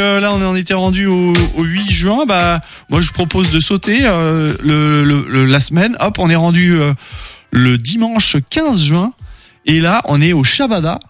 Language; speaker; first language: French; native; French